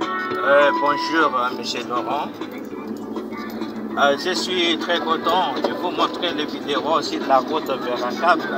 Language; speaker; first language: French; non-native, local second language; Malagasy